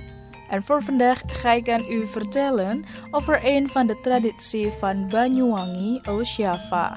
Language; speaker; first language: Dutch; non-native, fluent; Indonesian